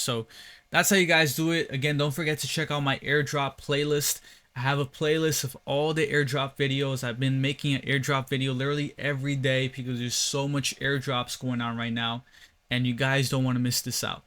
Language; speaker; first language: English; native; English